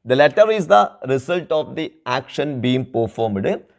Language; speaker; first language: English; non-native, local second language; Malayalam